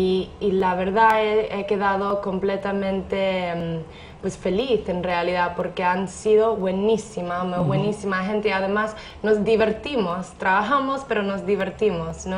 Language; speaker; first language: Spanish; non-native, fluent; English